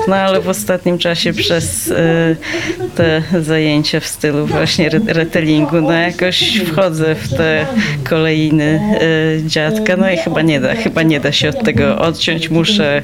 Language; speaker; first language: Polish; native; Polish